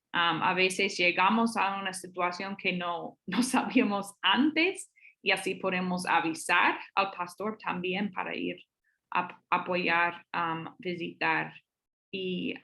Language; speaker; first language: Spanish; non-native, fluent; English